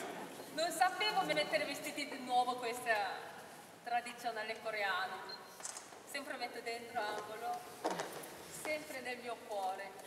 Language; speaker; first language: Italian; non-native, learner; Korean